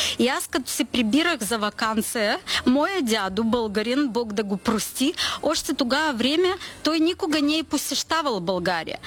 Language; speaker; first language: Bulgarian; early bilingual, heritage; Bulgarian